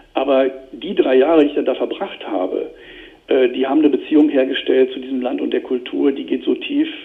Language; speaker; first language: German; native; German